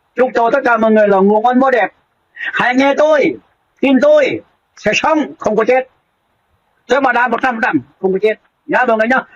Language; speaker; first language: Vietnamese; non-native, local second language; Jarai